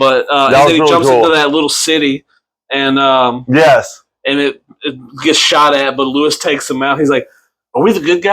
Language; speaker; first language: English; native; English